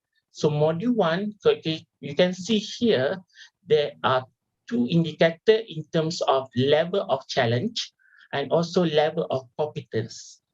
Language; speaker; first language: English; non-native, local second language; Malay